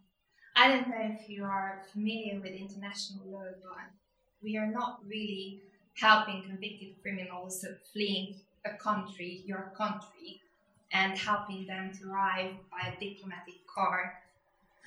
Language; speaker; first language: English; non-native, fluent; Hungarian